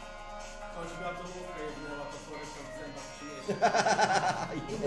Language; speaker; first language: Polish; native; Polish